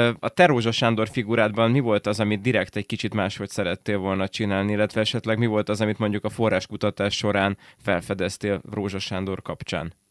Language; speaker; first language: Hungarian; native; Hungarian